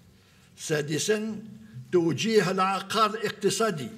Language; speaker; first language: Arabic; native; Arabic